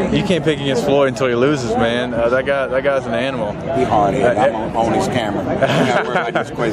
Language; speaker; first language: English; native; English